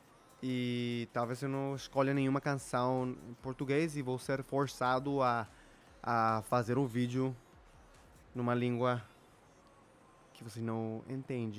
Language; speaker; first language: Portuguese; non-native, fluent; Spanish